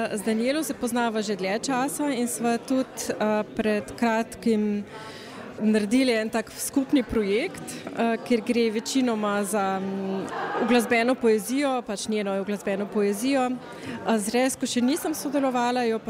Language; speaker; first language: Slovenian; native; Slovenian